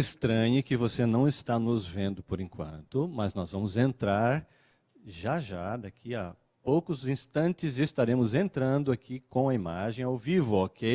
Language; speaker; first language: Portuguese; native; Portuguese